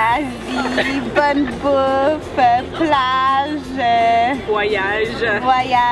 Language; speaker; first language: French; early bilingual, other home language; Spanish